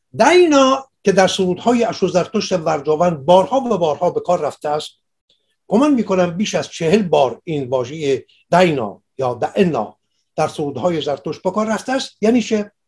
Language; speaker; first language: Persian; non-native, local second language; Assyrian Neo-Aramaic